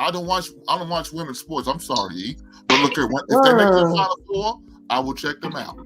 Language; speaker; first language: English; native; English